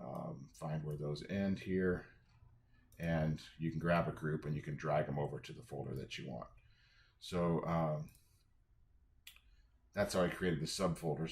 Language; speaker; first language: English; native; English